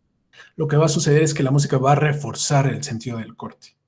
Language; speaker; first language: Spanish; native; Spanish